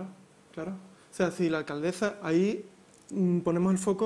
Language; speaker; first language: Spanish; native; Spanish